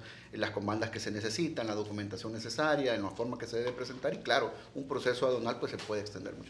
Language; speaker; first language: Spanish; native; Spanish